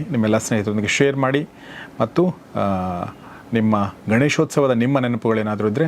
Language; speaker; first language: Kannada; native; Kannada